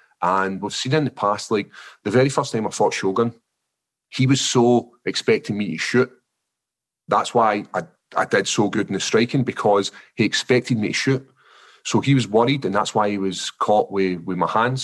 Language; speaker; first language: English; native; English